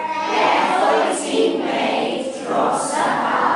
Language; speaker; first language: Welsh; non-native, local second language; English